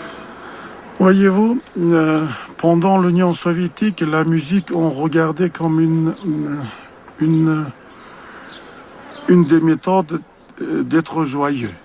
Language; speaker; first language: French; non-native, learner; Uzbek